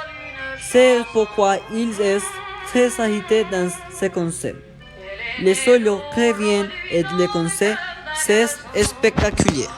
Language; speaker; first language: French; non-native, learner; Spanish